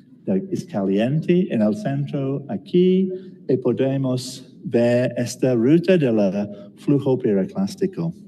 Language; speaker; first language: Spanish; non-native, learner; English